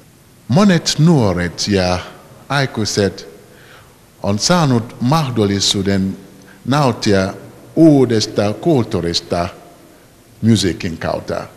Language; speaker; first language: Finnish; non-native, fluent; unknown